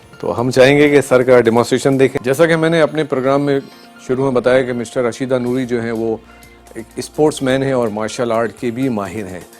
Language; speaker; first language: Urdu; native; Urdu